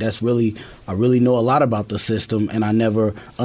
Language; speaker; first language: English; native; English